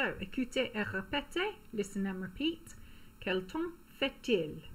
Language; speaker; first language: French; non-native, fluent; English